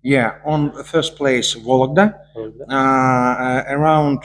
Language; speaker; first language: English; non-native, learner; Russian